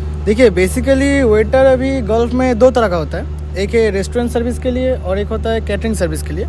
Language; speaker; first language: Hindi; non-native, local second language; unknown